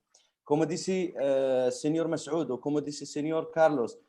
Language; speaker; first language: Spanish; non-native, fluent; Arabic